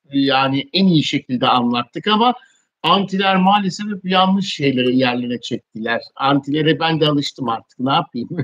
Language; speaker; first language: Turkish; native; Turkish